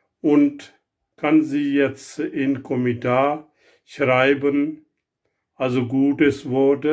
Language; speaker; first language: German; non-native, learner; Urdu